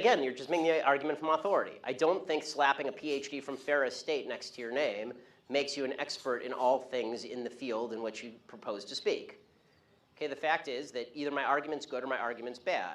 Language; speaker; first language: English; native; English